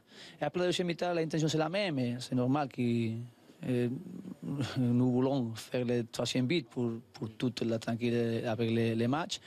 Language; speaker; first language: French; non-native, learner; Spanish